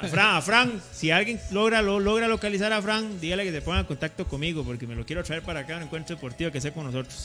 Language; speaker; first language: Spanish; native; Spanish